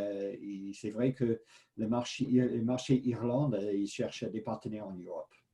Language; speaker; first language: French; non-native, fluent; English